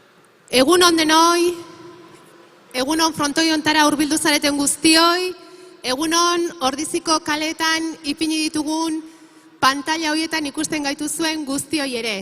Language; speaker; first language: Basque; native; Basque